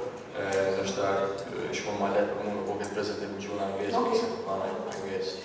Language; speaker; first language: Albanian; early bilingual, heritage; Albanian